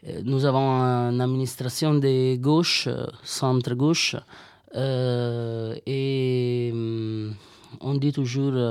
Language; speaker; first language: French; non-native, learner; Italian